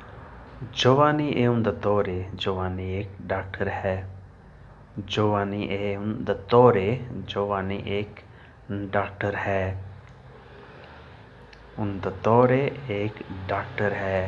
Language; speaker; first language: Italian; non-native, learner; Urdu